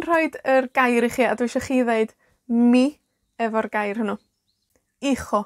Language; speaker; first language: Welsh; native; Welsh